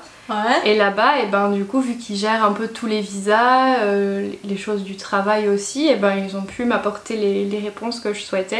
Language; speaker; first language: French; native; French